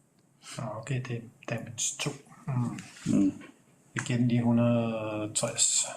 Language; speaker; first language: Danish; native; Danish